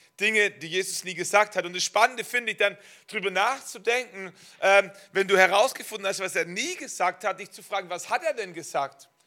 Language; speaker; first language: German; native; German